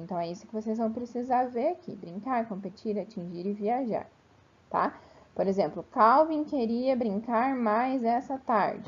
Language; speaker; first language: Portuguese; native; Portuguese